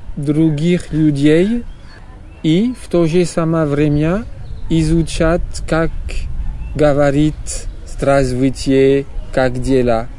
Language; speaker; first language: Russian; non-native, learner; French